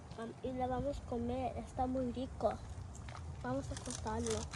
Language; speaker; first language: Spanish; early bilingual, heritage; English